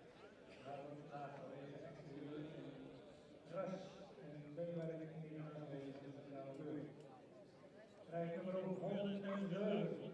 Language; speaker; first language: Dutch; native; Dutch